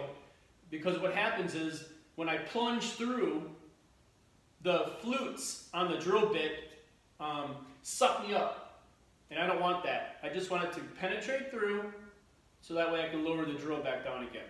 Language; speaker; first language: English; native; English